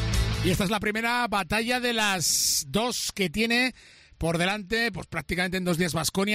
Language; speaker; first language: Spanish; native; Spanish